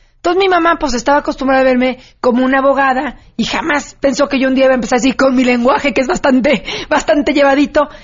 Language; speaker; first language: Spanish; native; Spanish